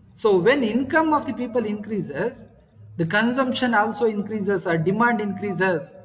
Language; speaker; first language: English; non-native, local second language; Kannada